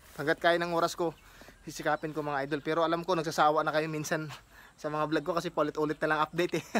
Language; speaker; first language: Filipino; non-native, local second language; Cebuano